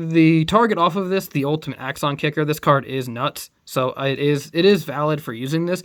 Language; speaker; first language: English; native; English